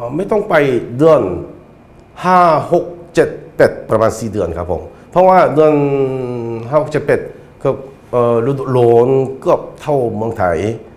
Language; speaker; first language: Thai; non-native, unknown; Korean